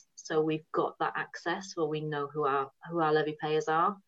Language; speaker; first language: English; native; English